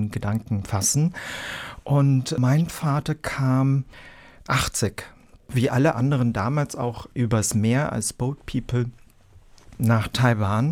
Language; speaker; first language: German; early bilingual, other home language; Vietnamese